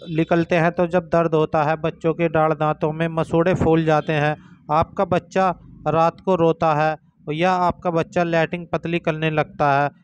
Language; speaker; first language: Hindi; native; Hindi